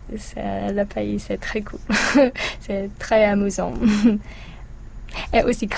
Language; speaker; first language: French; non-native, learner; English